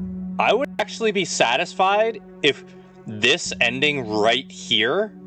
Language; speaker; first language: English; native; English